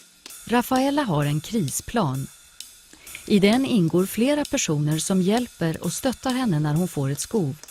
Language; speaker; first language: Swedish; native; Swedish